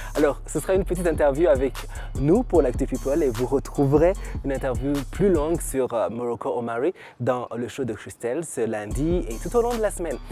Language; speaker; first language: French; non-native, local second language; Kinyarwanda